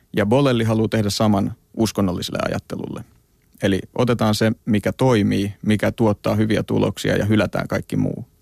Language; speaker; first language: Finnish; native; Finnish